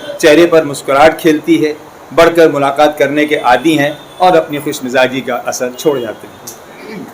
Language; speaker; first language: Urdu; native; Urdu